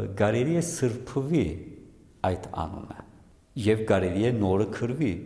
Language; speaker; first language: Armenian; early bilingual, heritage; Armenian